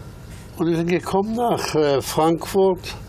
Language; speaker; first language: German; early bilingual, other home language; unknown